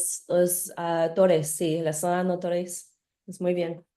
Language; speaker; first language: Spanish; non-native, learner; English